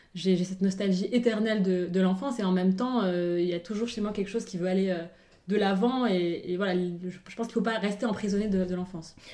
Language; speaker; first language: French; non-native, local second language; Arabic